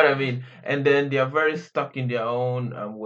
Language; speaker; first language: English; non-native, local second language; Akan